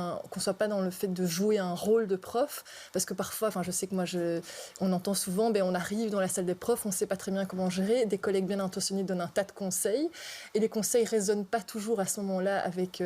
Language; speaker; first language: French; native; French